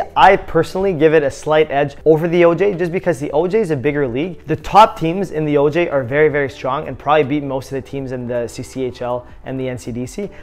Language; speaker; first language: English; native; English